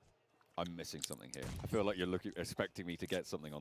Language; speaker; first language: English; native; English